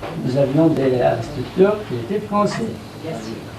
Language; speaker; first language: French; non-native, fluent; Persian